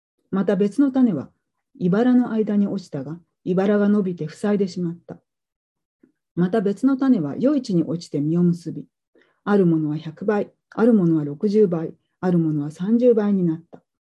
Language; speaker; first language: Japanese; native; Japanese